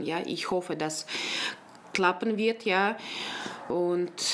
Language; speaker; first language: German; non-native, local second language; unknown